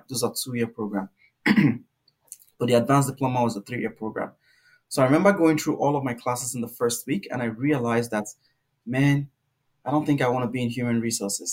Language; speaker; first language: English; non-native, local second language; Igbo